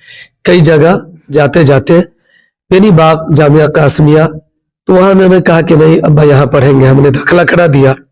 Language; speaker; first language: Urdu; native; Urdu